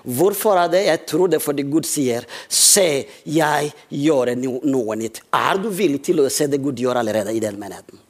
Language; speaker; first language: Norwegian; non-native, fluent; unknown